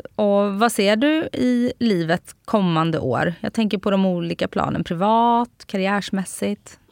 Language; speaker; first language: Swedish; native; Swedish